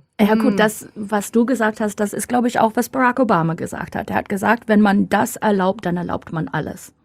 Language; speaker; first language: German; non-native, fluent; English